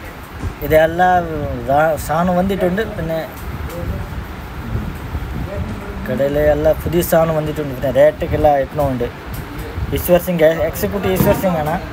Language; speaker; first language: Malayalam; non-native, local second language; Hindi